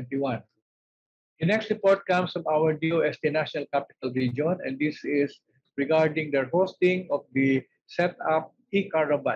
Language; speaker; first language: English; non-native, local second language; Filipino